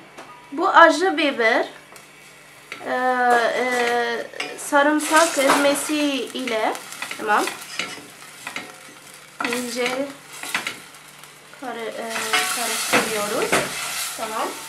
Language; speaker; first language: Turkish; non-native, learner; Arabic